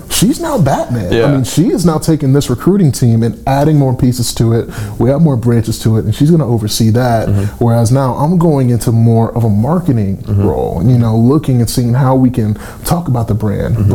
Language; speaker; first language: English; native; English